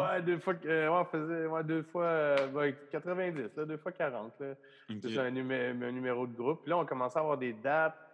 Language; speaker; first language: French; native; French